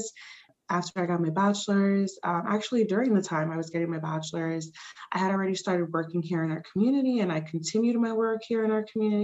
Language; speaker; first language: English; early bilingual, other home language; Spanish